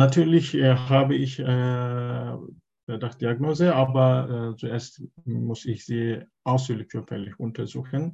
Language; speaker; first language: German; non-native, learner; Turkish